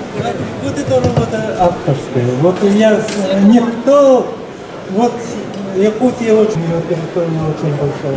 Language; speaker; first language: Russian; non-native, local second language; Yakut